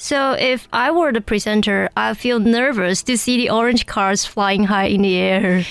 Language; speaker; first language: English; non-native, fluent; Chinese